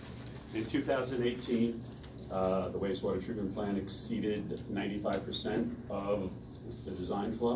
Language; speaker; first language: English; native; English